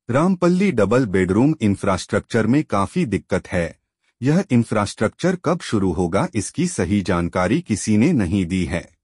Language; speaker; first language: Hindi; non-native, local second language; Telugu